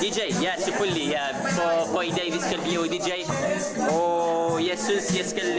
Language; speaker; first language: Danish; non-native, learner; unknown